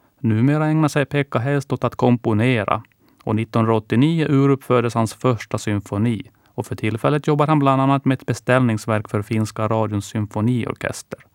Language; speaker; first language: Swedish; native; Swedish